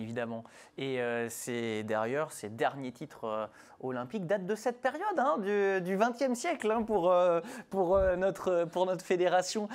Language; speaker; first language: French; native; French